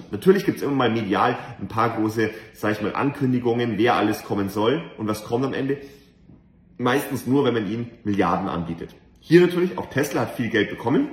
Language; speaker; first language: German; native; German